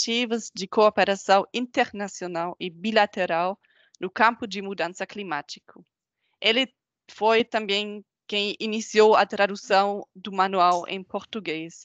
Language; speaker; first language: Portuguese; non-native, fluent; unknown